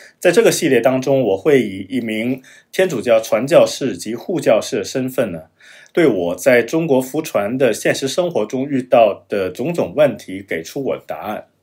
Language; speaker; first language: Chinese; non-native, fluent; German